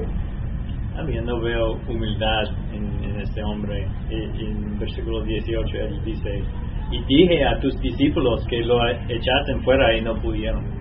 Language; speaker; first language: Spanish; non-native, learner; English